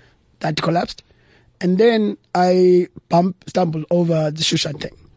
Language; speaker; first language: English; non-native, local second language; Xhosa